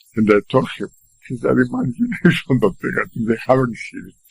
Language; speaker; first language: English; non-native, fluent; Greek